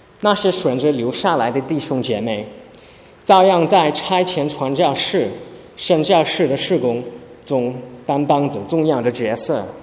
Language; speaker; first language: Chinese; early bilingual, heritage; Chinese